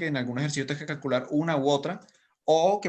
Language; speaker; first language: Spanish; native; Spanish